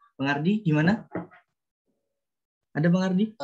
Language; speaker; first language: Indonesian; native; Indonesian